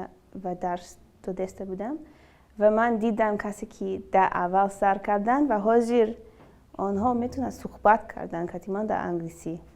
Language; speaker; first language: Persian; early bilingual, other home language; English